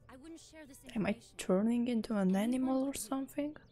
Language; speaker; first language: English; non-native, fluent; Romanian